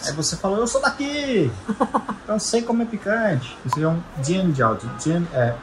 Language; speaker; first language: Portuguese; native; Portuguese